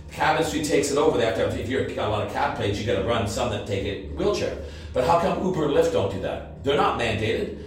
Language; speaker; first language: English; native; English